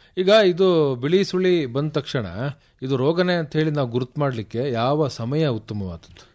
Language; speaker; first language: Kannada; native; Kannada